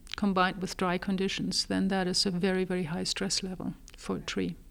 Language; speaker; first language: English; non-native, fluent; German